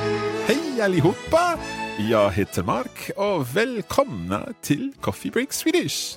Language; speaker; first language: Swedish; non-native, learner; English